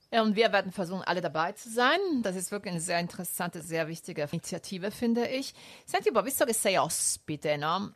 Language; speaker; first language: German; non-native, fluent; Italian